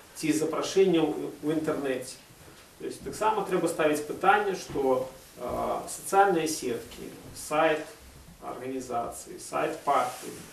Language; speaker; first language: Belarusian; non-native, local second language; Russian